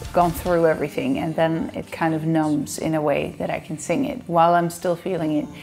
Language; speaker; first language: English; non-native, fluent; Dutch